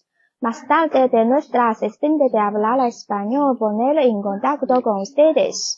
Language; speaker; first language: Spanish; non-native, learner; Chinese